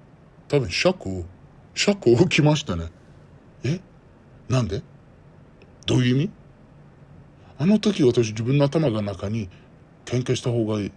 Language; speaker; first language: Japanese; non-native, learner; Arabic